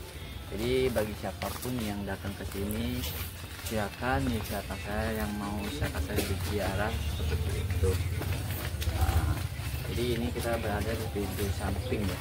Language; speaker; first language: Indonesian; native; Indonesian